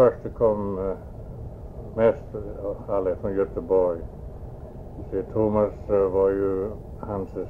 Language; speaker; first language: Swedish; early bilingual, heritage; Swedish